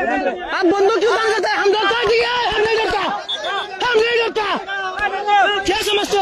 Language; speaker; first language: Hindi; non-native, learner; Bangla